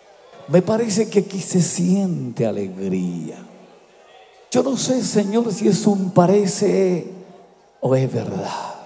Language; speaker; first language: Spanish; native; Spanish